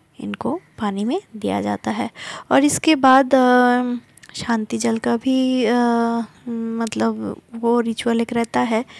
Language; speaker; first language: Hindi; non-native, local second language; Bangla